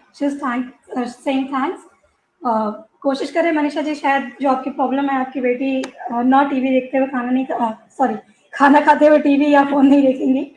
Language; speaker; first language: Hindi; native; Hindi